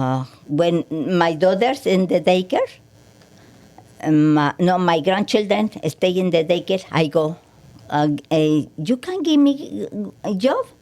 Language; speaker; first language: English; non-native, learner; Spanish